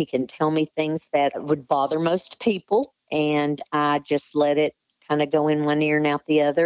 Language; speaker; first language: English; native; English